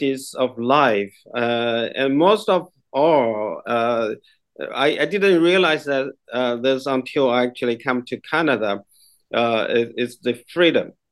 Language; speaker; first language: English; non-native, fluent; Chinese